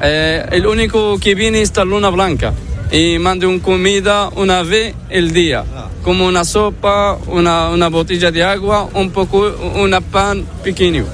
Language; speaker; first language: Spanish; non-native, learner; Arabic